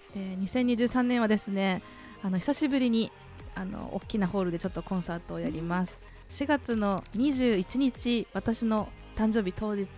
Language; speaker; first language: Japanese; native; Japanese